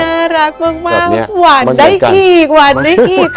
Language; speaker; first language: Thai; native; Thai